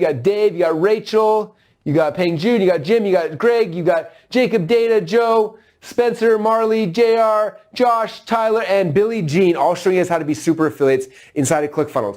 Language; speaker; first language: English; native; English